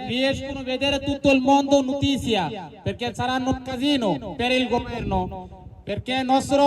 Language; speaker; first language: Italian; non-native, learner; Bangla